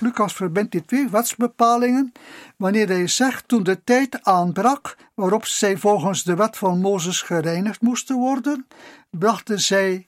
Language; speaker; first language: Dutch; native; Dutch